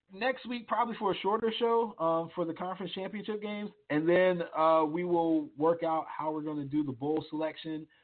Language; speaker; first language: English; native; English